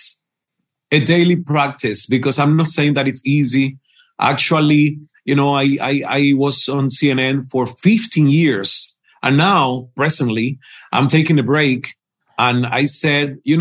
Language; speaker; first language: English; non-native, fluent; Spanish